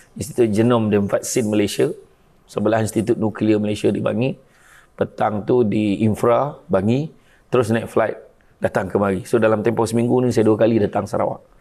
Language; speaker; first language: Malay; native; Malay